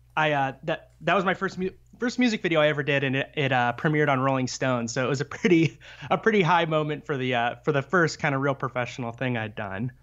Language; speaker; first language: English; native; English